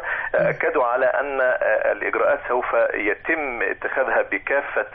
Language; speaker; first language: Arabic; native; Arabic